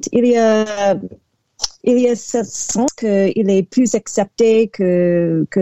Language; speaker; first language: French; non-native, learner; English